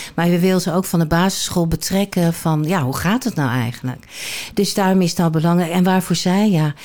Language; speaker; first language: Dutch; native; Dutch